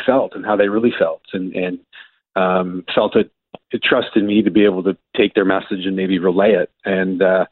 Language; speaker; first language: English; native; English